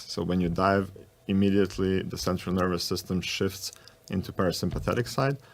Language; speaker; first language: English; non-native, fluent; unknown